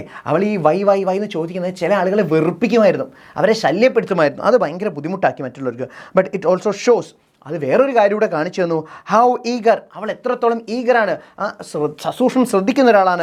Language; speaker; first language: Malayalam; native; Malayalam